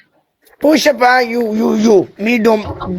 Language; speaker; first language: English; non-native, learner; Punjabi